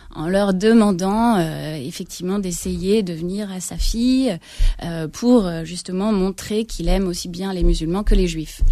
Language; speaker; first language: French; native; French